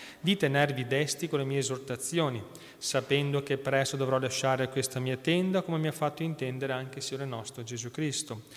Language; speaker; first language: Italian; native; Italian